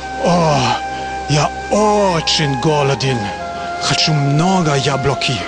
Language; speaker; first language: Russian; non-native, learner; German